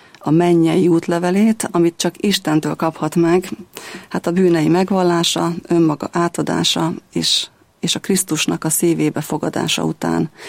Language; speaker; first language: Hungarian; native; Hungarian